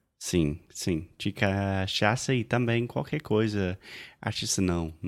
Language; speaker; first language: Portuguese; non-native, fluent; English